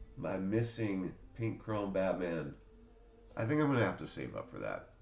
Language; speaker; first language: English; native; English